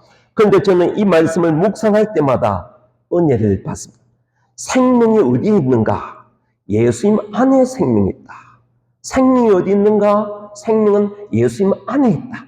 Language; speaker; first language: Korean; native; Korean